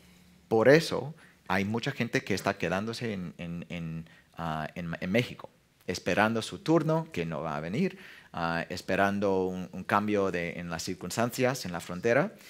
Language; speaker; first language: Spanish; non-native, fluent; English